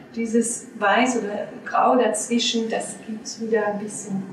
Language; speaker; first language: German; non-native, fluent; French